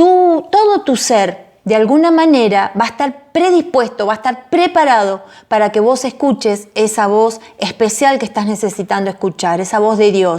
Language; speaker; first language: Spanish; native; Spanish